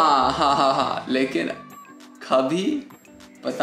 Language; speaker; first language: Hindi; non-native, learner; English